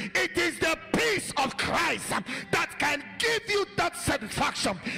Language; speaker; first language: English; non-native, local second language; Yoruba